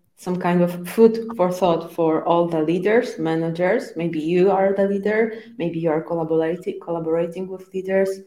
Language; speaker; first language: English; non-native, fluent; Polish